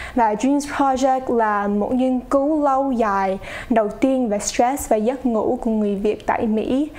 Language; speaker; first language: Vietnamese; early bilingual, heritage; Vietnamese